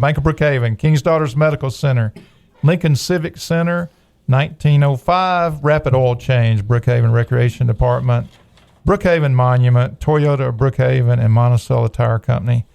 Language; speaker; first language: English; native; English